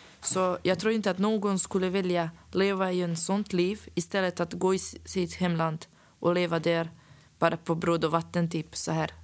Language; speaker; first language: Swedish; non-native, fluent; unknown